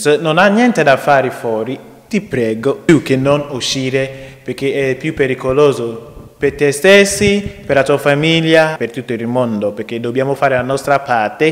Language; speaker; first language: Italian; non-native, learner; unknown